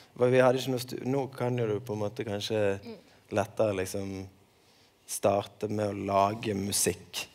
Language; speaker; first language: Norwegian; native; Norwegian